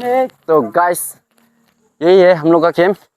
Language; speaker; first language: Hindi; non-native, local second language; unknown